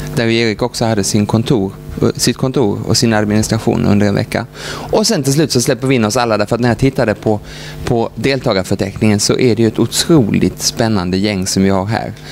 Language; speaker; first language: Swedish; early bilingual, other home language; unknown